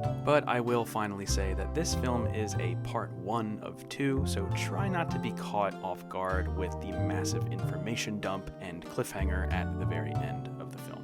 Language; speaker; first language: English; native; English